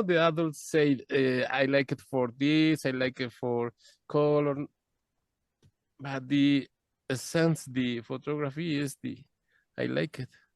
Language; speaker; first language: English; non-native, learner; Spanish